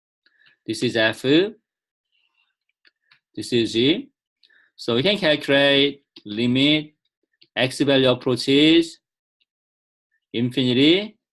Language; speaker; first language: English; non-native, fluent; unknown